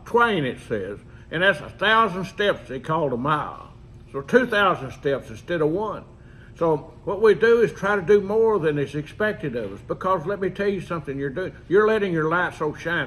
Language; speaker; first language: English; native; English